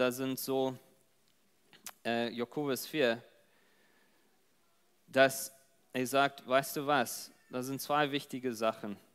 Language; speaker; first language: German; non-native, fluent; English